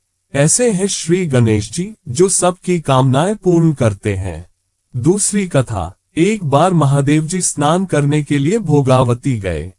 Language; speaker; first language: Hindi; native; Hindi